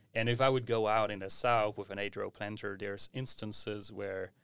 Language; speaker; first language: English; non-native, fluent; German